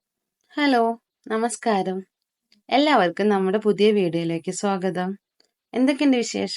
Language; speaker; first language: Malayalam; native; Malayalam